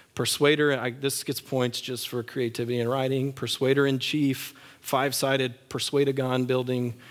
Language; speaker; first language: English; native; English